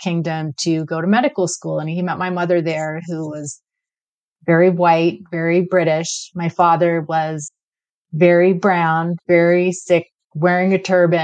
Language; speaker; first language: English; native; English